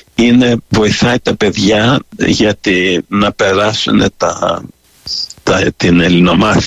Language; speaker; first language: Greek; early bilingual, heritage; Greek